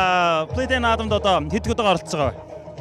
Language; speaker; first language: Mongolian; native; Mongolian